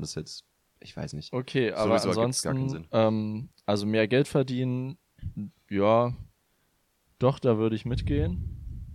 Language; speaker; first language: German; native; German